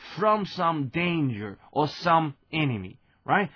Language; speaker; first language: English; non-native, fluent; Chinese